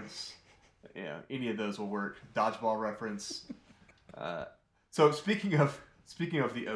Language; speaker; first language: English; native; English